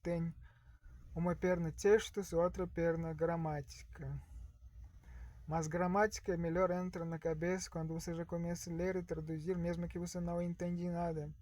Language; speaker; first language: Portuguese; non-native, learner; Russian